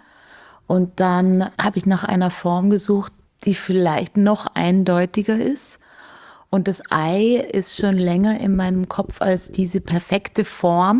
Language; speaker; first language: German; native; German